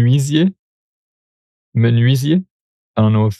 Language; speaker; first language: French; native; French